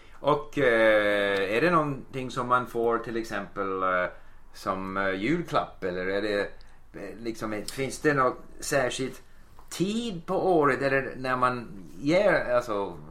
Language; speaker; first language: Swedish; non-native, learner; English